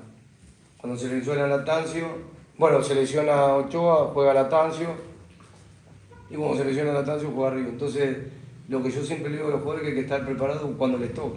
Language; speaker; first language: Spanish; native; Spanish